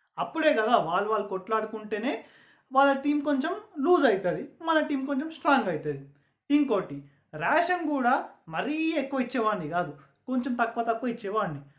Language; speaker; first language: Telugu; non-native, local second language; Urdu